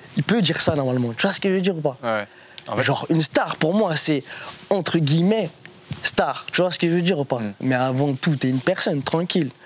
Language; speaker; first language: French; native; French